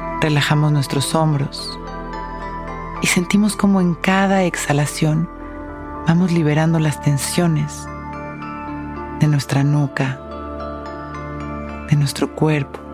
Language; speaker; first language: Spanish; native; Spanish